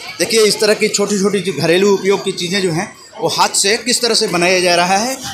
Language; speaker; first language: Hindi; native; Hindi